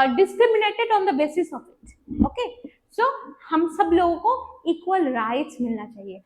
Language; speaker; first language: Hindi; non-native, local second language; Bangla